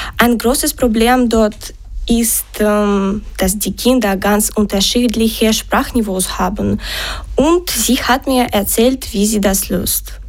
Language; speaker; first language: German; non-native, learner; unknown